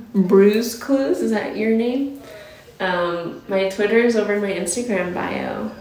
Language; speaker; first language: English; native; English